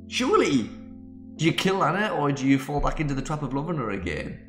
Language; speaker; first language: English; native; English